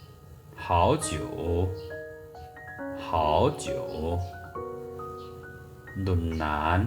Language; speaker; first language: Chinese; non-native, fluent; Lao